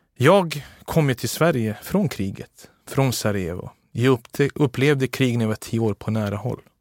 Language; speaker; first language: Swedish; early bilingual, other home language; Serbian